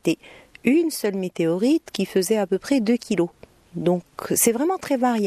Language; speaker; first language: French; non-native, local second language; Arabic